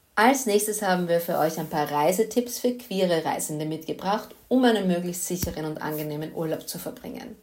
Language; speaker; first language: German; native; German